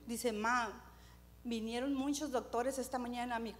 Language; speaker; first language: Spanish; early bilingual, heritage; Spanish